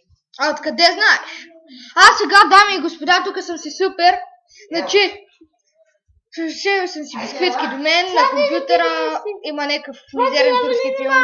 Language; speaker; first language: Bulgarian; native; Bulgarian